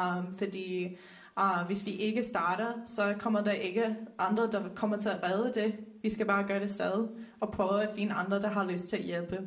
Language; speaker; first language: Danish; non-native, fluent; Dutch